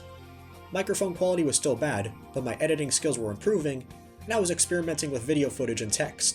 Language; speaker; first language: English; native; English